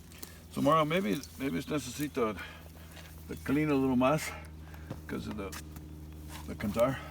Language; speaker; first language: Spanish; non-native, learner; English